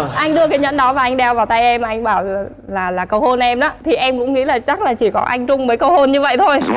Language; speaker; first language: Vietnamese; native; Vietnamese